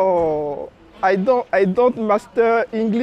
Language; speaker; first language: English; non-native, learner; French